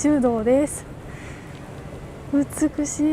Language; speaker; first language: Japanese; non-native, fluent; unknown